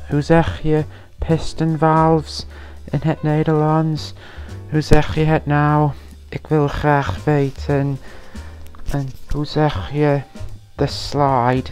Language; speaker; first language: Dutch; non-native, learner; English